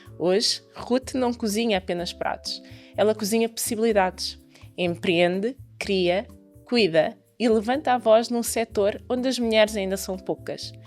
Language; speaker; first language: Portuguese; native; Portuguese